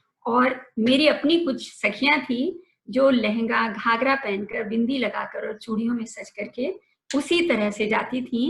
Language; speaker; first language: Hindi; native; Hindi